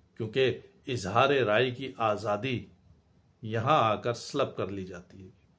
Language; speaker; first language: Urdu; native; Urdu